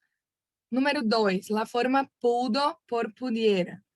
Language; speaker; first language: Spanish; non-native, fluent; Portuguese